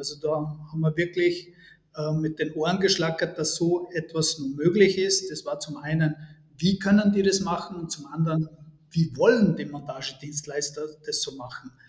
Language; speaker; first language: German; native; German